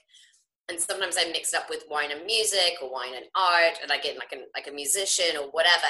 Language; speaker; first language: English; native; English